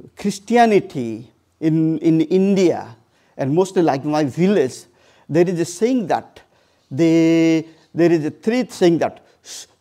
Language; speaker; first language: English; non-native, local second language; Odia